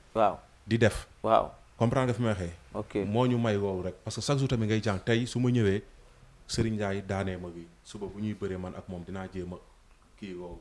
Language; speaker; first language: Wolof; non-native, local second language; Serer